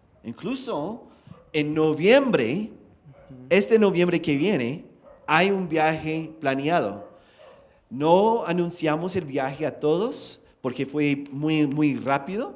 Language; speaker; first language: Spanish; non-native, fluent; English